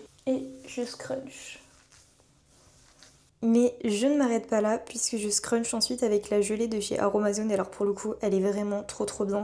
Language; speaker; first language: French; native; French